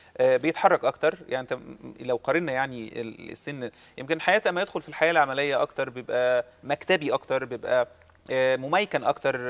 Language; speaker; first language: Arabic; native; Arabic